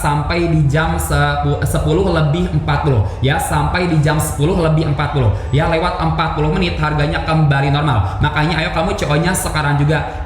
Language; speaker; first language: Indonesian; native; Indonesian